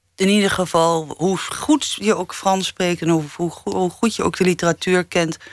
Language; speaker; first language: Dutch; early bilingual, other home language; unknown